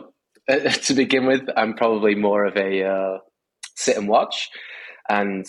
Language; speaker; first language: English; native; English